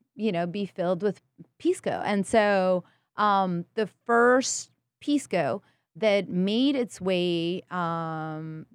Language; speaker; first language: English; early bilingual, other home language; Spanish